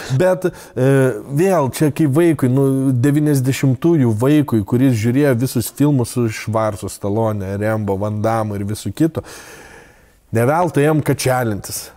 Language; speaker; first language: Lithuanian; native; Lithuanian